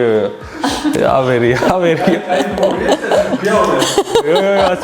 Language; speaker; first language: Lithuanian; non-native, learner; Georgian